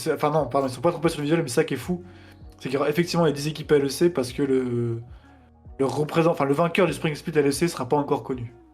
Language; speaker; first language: French; native; French